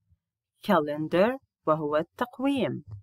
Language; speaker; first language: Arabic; native; Arabic